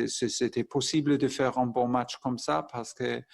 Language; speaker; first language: French; non-native, fluent; German